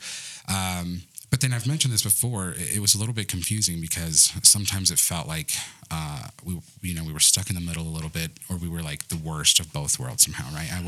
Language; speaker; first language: English; early bilingual, other home language; Spanish